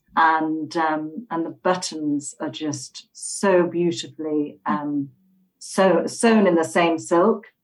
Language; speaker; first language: English; native; English